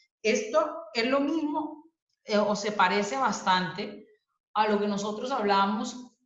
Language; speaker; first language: Spanish; native; Spanish